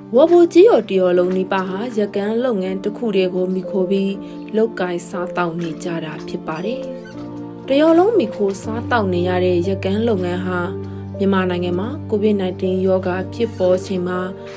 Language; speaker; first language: Burmese; native; Burmese